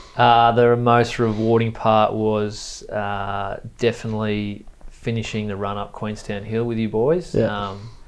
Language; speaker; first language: English; native; English